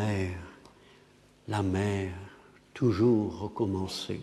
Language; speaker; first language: French; non-native, fluent; English